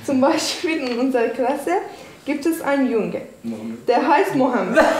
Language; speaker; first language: German; non-native, learner; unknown